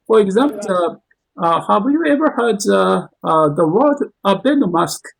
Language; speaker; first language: English; non-native, learner; Japanese